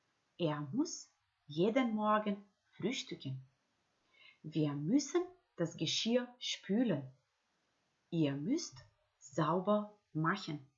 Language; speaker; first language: German; non-native, fluent; Macedonian